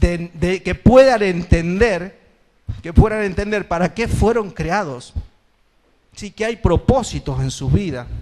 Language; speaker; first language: Spanish; native; Spanish